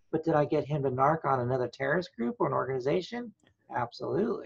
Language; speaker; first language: English; native; English